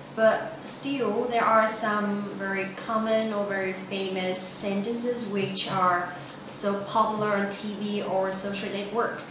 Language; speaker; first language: English; non-native, fluent; Vietnamese